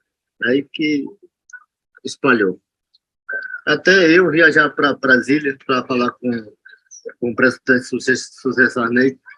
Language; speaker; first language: Portuguese; non-native, local second language; Yanomámi